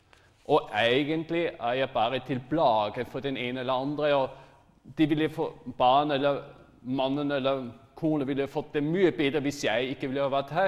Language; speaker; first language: Norwegian; non-native, fluent; German